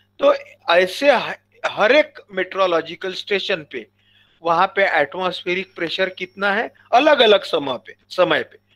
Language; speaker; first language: Hindi; non-native, local second language; Marathi